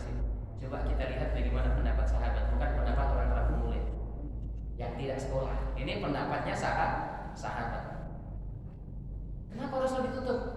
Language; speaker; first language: Indonesian; native; Indonesian